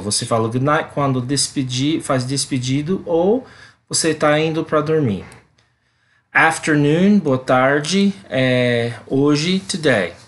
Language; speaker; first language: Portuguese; non-native, learner; English